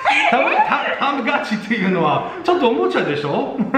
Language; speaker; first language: Japanese; non-native, fluent; English